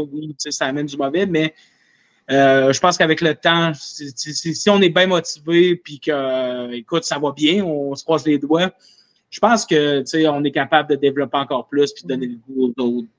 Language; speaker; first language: French; native; French